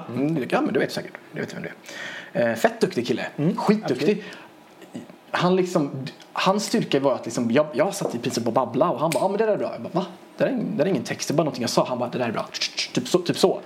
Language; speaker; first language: Swedish; early bilingual, other home language; Persian